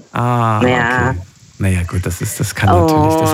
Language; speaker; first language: German; native; German